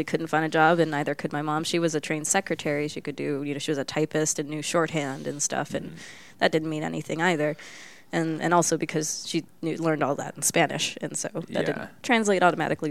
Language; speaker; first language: English; early bilingual, other home language; Spanish